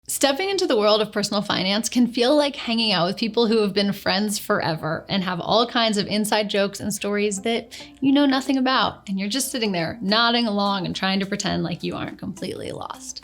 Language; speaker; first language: English; native; English